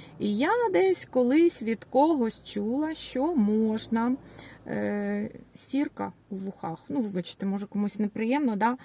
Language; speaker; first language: Ukrainian; native; Ukrainian